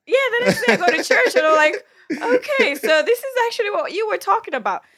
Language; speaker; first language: English; non-native, local second language; Swahili